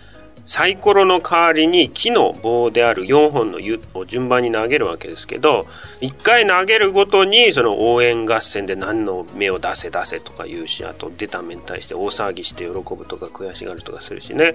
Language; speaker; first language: Japanese; native; Japanese